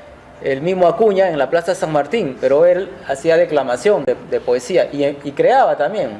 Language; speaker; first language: Spanish; native; Spanish